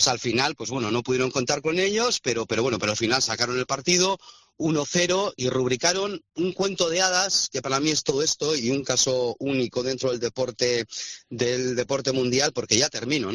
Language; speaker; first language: Spanish; native; Spanish